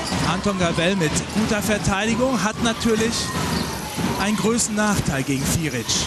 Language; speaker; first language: German; native; German